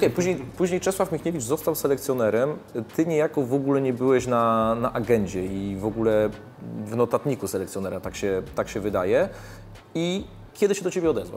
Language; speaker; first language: Polish; native; Polish